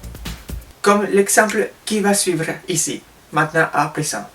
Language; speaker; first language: French; native; French